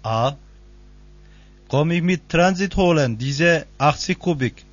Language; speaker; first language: German; non-native, learner; Turkish